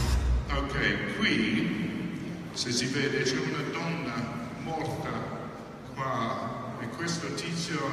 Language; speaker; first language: Italian; non-native, fluent; English